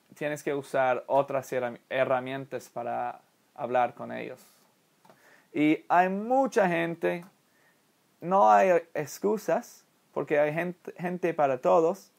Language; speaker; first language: Spanish; non-native, fluent; English